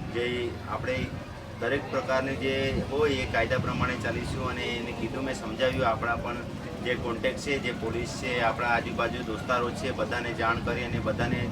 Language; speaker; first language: Gujarati; non-native, local second language; Kukna